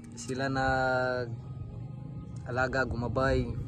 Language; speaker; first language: Filipino; native; Filipino